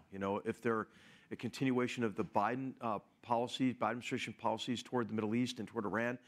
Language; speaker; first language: English; native; English